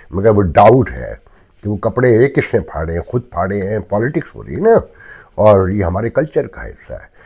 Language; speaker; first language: Urdu; native; Urdu